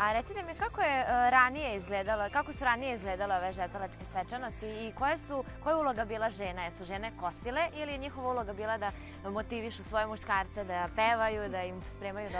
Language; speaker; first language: Serbian; native; Serbian